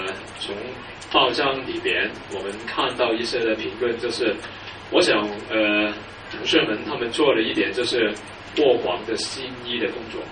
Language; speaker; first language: Chinese; non-native, local second language; Cantonese